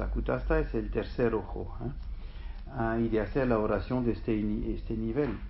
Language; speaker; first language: Spanish; non-native, fluent; French